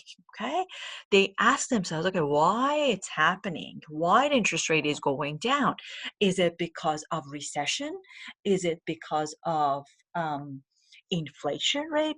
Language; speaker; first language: English; non-native, fluent; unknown